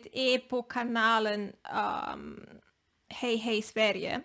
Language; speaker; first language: Swedish; non-native, learner; Spanish